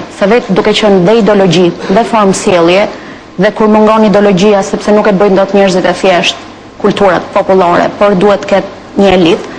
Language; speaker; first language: Albanian; native; Albanian